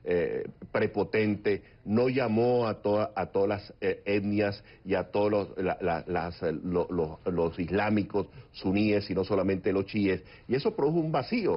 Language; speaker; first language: Spanish; native; Spanish